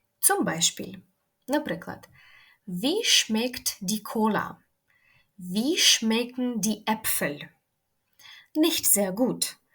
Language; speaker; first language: German; non-native, fluent; Ukrainian